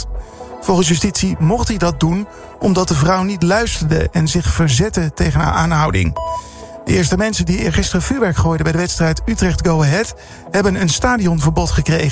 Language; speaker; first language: Dutch; native; Dutch